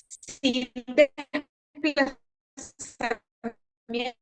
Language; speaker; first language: Spanish; native; Spanish